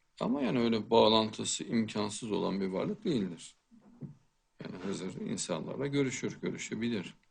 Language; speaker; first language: Turkish; native; Turkish